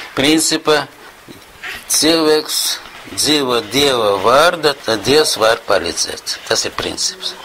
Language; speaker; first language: Latvian; non-native, local second language; Russian